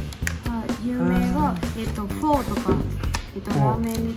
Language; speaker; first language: Japanese; non-native, learner; Vietnamese